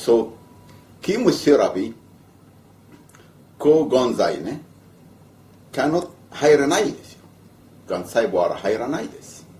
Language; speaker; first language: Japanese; non-native, learner; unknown